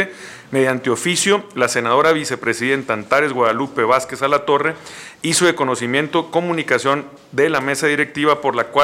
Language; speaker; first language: Spanish; native; Spanish